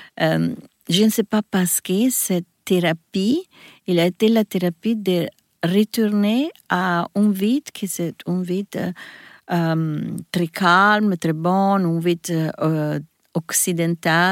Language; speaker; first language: French; non-native, learner; Italian